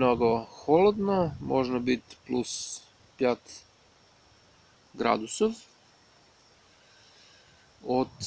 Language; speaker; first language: Russian; non-native, learner; Serbian